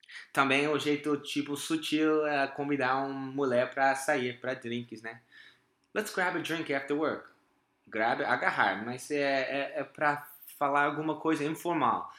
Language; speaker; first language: Portuguese; non-native, fluent; English